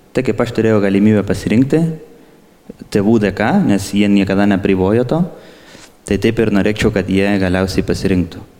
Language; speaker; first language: Lithuanian; early bilingual, heritage; Lithuanian